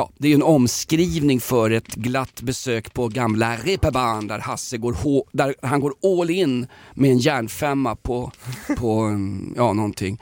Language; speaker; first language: Swedish; native; Swedish